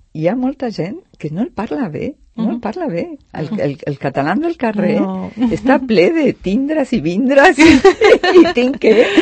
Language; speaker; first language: Catalan; non-native, fluent; Spanish